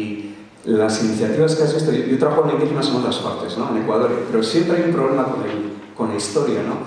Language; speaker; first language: Spanish; native; Spanish